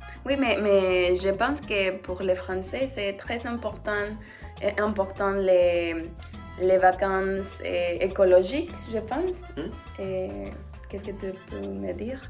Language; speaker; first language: French; non-native, learner; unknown